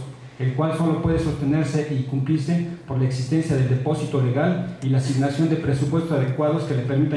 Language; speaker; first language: Spanish; native; Spanish